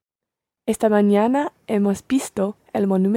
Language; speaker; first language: Spanish; non-native, learner; English